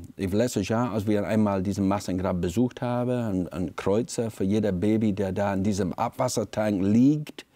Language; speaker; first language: German; non-native, fluent; English